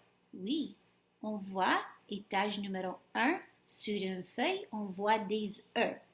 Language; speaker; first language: French; non-native, fluent; English